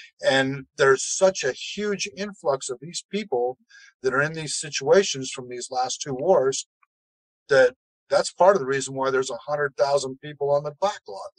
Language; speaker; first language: English; native; English